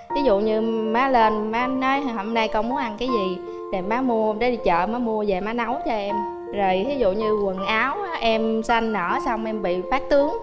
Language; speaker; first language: Vietnamese; native; Vietnamese